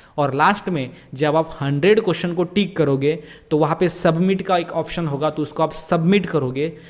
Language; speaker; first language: Hindi; non-native, local second language; Marathi